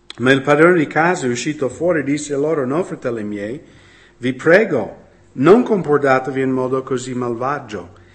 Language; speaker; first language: Italian; non-native, fluent; English